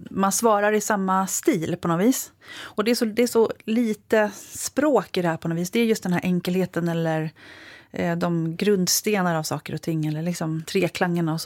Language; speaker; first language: Swedish; native; Swedish